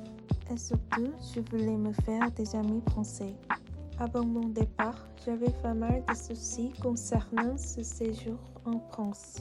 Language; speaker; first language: French; non-native, learner; Korean